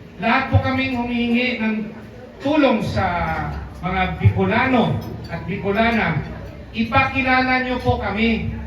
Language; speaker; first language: Filipino; non-native, local second language; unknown